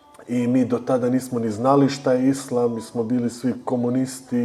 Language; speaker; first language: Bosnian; early bilingual, heritage; Bosnian